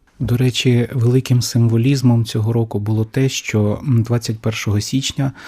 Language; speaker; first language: Ukrainian; native; Ukrainian